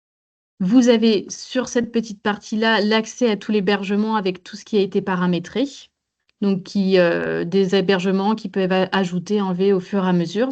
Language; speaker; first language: French; native; French